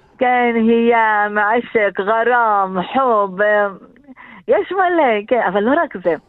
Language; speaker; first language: Hebrew; non-native, local second language; Arabic